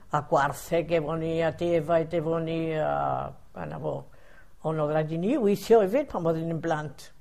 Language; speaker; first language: Welsh; early bilingual, heritage; Welsh